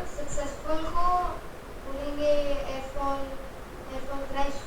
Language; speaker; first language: German; non-native, learner; Hindi